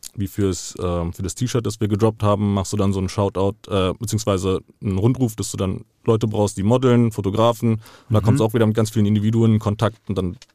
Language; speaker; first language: German; native; German